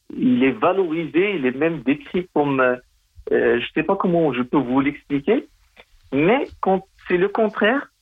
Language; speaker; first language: French; non-native, local second language; Arabic